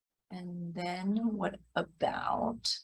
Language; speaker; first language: English; non-native, fluent; Chinese